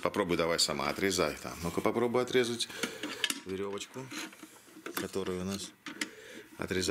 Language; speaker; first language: Russian; native; Russian